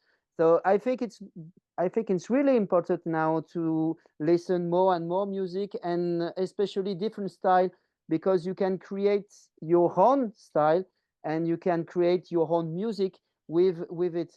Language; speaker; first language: English; non-native, learner; French